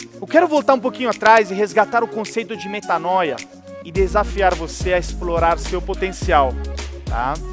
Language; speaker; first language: Portuguese; non-native, fluent; Italian